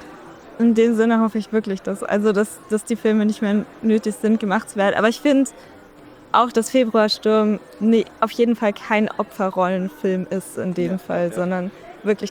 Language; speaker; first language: German; native; German